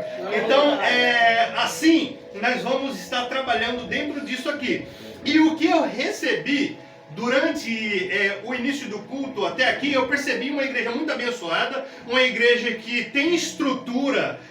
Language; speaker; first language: Portuguese; native; Portuguese